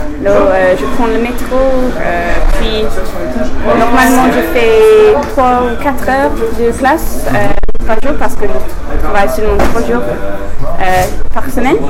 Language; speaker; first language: French; non-native, learner; English